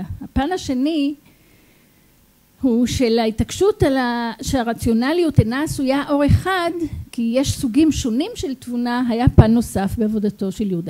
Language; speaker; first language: Hebrew; native; Hebrew